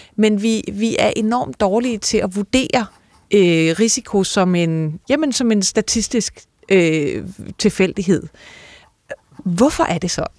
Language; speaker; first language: Danish; native; Danish